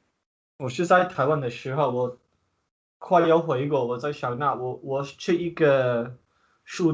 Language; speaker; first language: Chinese; non-native, learner; English